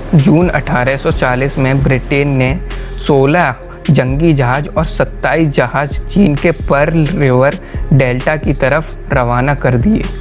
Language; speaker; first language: Hindi; native; Hindi